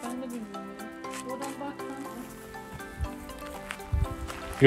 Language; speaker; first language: Turkish; non-native, fluent; Slovenian